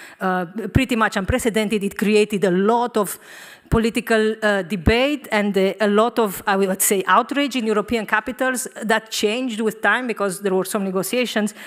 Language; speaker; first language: English; non-native, fluent; Romanian